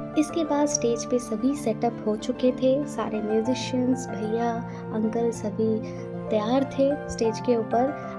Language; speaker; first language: Hindi; non-native, local second language; Bangla